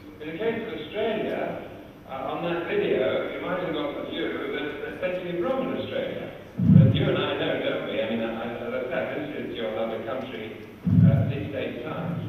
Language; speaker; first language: English; native; English